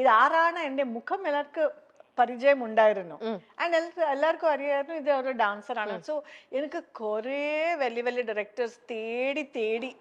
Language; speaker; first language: Malayalam; non-native, fluent; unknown